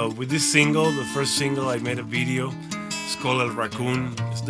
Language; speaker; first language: English; non-native, fluent; Spanish